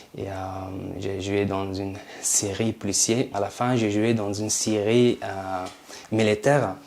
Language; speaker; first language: French; non-native, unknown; Persian